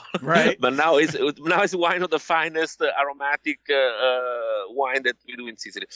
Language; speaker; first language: English; non-native, fluent; Italian